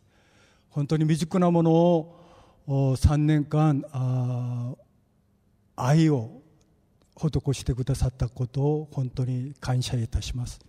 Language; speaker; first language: Japanese; non-native, fluent; Korean